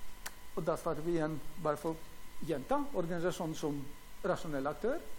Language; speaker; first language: Norwegian; non-native, fluent; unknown